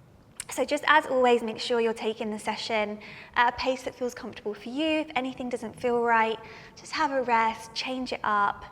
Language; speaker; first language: English; native; English